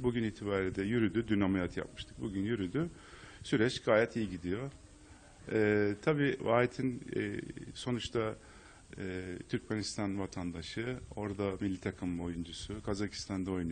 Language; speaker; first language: Turkish; native; Turkish